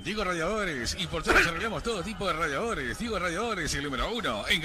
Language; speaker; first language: Spanish; native; Spanish